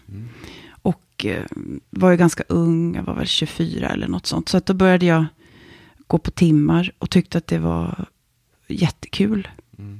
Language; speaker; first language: Swedish; native; Swedish